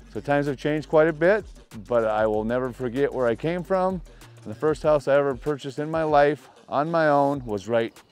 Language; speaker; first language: English; native; English